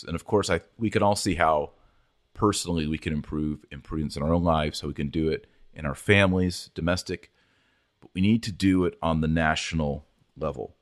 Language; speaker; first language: English; native; English